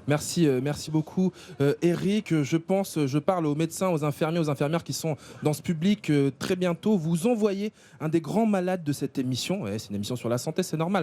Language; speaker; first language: French; native; French